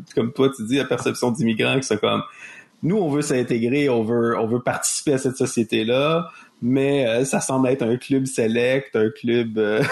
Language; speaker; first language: French; native; French